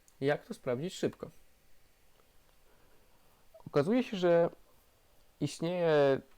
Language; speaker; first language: Polish; native; Polish